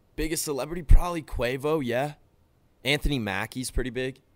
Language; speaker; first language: English; native; English